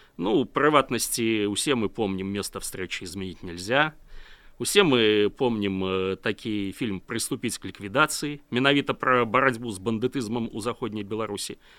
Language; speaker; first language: Belarusian; native; Belarusian